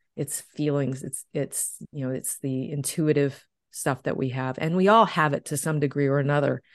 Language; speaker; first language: English; native; English